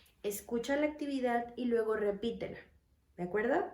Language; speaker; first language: Spanish; native; Spanish